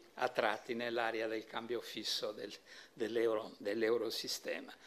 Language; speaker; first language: Italian; native; Italian